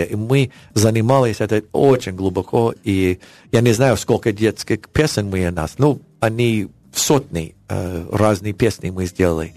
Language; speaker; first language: Russian; non-native, learner; English